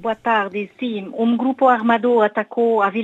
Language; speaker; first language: Portuguese; non-native, learner; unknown